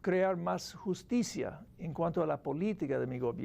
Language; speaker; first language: Spanish; non-native, fluent; English